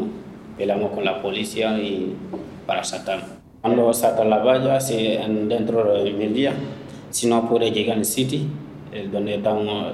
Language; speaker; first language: Spanish; non-native, learner; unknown